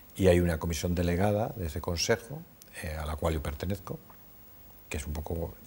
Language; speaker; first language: Spanish; native; Spanish